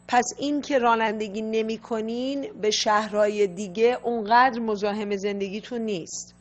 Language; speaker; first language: Persian; native; Persian